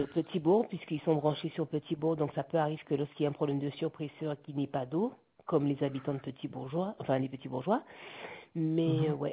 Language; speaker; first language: French; native; French